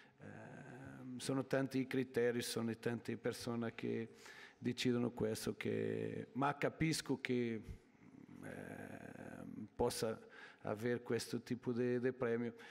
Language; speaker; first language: Italian; non-native, learner; Portuguese